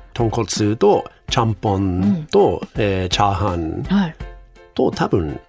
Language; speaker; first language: Japanese; non-native, learner; English